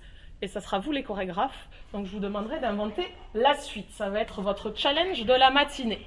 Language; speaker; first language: French; native; French